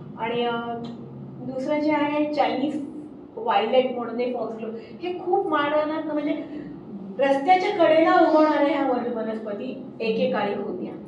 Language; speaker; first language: Marathi; native; Marathi